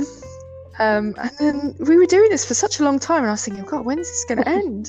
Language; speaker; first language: English; native; English